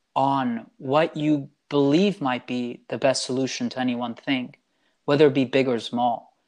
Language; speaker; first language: English; early bilingual, other home language; Italian